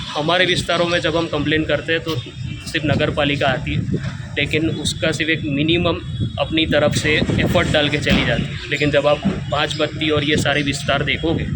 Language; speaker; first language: Hindi; non-native, local second language; Gujarati